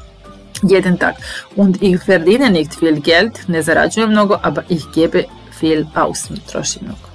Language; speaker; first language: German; non-native, fluent; Serbian